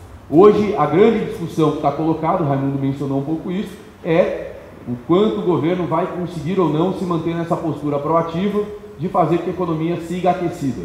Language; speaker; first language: Portuguese; native; Portuguese